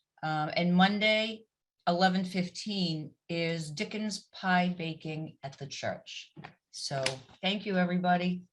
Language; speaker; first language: English; native; English